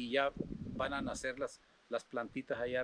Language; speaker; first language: Spanish; native; Spanish